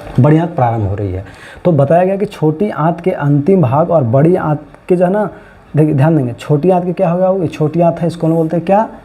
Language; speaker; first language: Hindi; native; Hindi